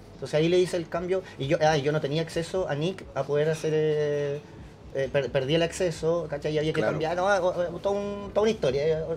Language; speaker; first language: Spanish; native; Spanish